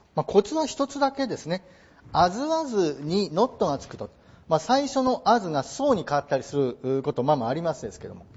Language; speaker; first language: Japanese; native; Japanese